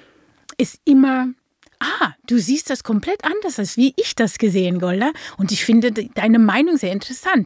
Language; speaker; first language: German; non-native, fluent; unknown